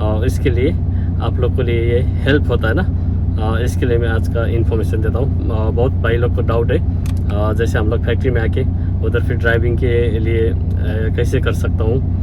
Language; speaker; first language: Hindi; non-native, learner; Nepali